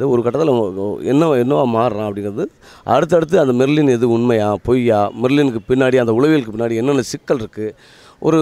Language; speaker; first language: Tamil; native; Tamil